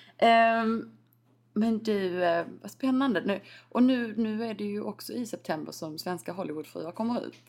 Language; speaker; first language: Swedish; native; Swedish